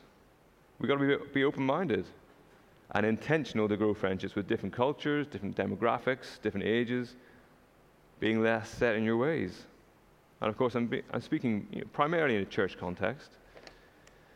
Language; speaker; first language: English; native; English